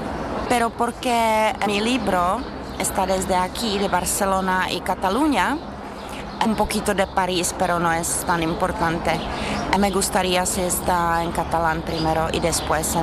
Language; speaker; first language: Spanish; non-native, fluent; Czech